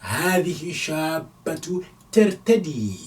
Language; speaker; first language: Arabic; non-native, fluent; English